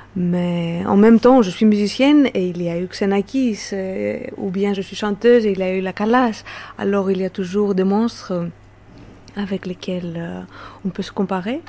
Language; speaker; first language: French; non-native, fluent; Greek